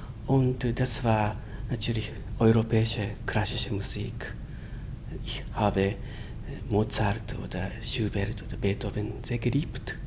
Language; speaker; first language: German; non-native, learner; Japanese